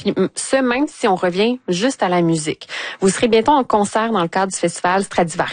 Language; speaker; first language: French; native; French